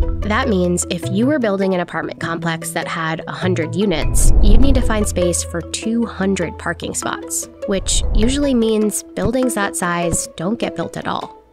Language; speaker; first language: English; native; English